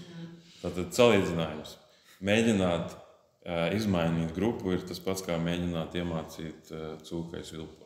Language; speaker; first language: Latvian; native; Latvian